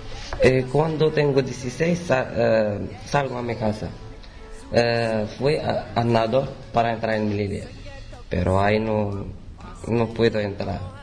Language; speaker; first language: Spanish; non-native, learner; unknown